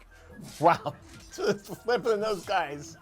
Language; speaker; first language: English; native; English